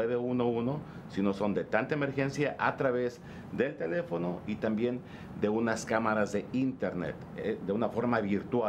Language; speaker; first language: Spanish; native; Spanish